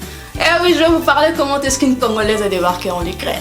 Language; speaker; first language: French; non-native, local second language; Lingala